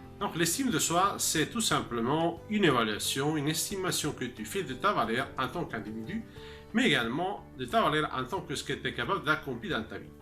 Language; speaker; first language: French; non-native, fluent; Italian